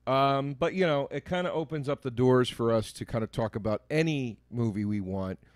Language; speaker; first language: English; native; English